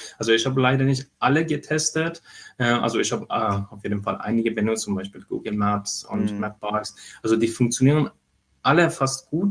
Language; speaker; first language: German; non-native, fluent; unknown